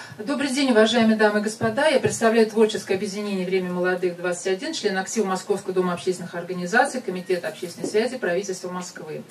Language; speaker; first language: Russian; native; Russian